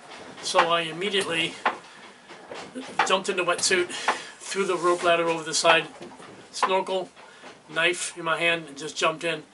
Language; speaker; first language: English; native; English